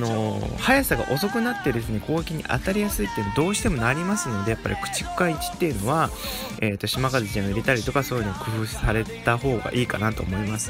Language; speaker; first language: Japanese; native; Japanese